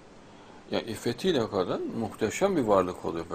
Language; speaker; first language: Turkish; native; Turkish